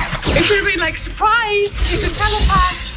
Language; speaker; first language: English; native; English